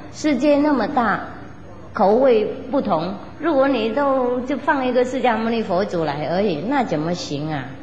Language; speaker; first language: Chinese; non-native, fluent; Vietnamese